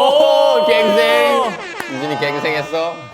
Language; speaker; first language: Korean; native; Korean